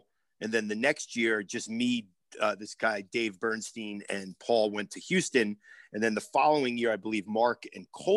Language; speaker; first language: English; native; English